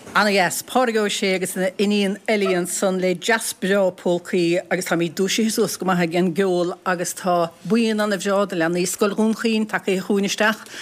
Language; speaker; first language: Irish; native; Irish